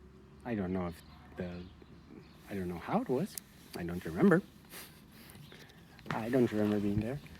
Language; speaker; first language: English; non-native, fluent; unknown